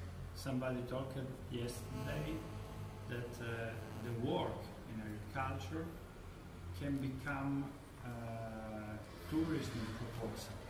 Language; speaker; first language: English; non-native, learner; Italian